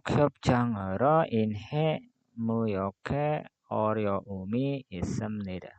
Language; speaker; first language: Korean; non-native, fluent; Indonesian